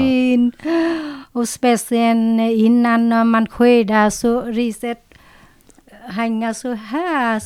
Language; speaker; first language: Swedish; non-native, learner; Vietnamese